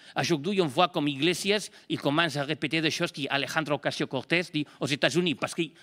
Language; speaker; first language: French; non-native, fluent; Spanish